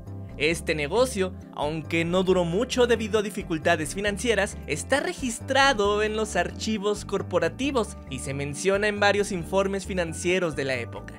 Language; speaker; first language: Spanish; native; Spanish